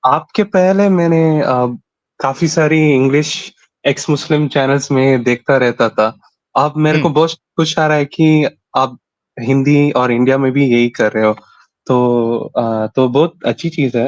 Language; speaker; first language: Hindi; non-native, local second language; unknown